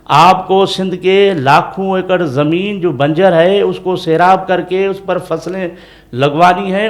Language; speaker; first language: Urdu; non-native, local second language; Sindhi